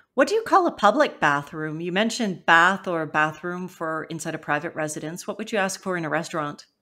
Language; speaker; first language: English; native; English